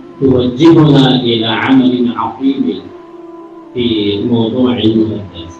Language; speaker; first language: Arabic; non-native, fluent; Urdu